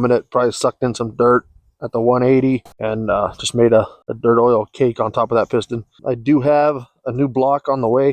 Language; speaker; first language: English; native; English